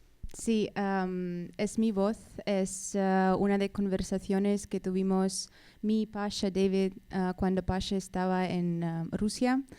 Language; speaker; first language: Spanish; non-native, fluent; Russian